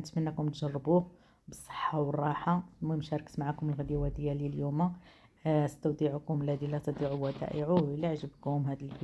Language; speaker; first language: Arabic; native; Arabic